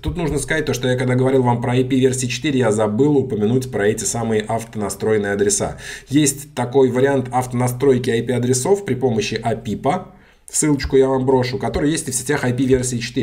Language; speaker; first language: Russian; native; Russian